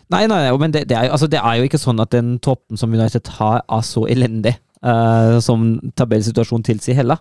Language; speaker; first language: Norwegian; non-native, fluent; German